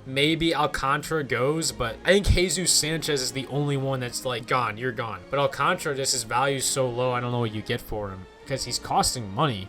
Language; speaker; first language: English; native; English